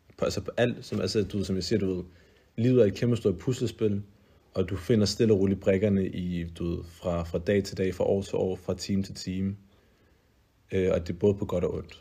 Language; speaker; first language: Danish; early bilingual, other home language; Arabic